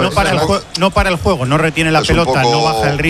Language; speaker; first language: Spanish; native; Spanish